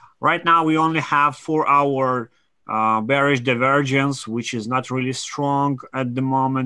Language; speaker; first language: English; non-native, fluent; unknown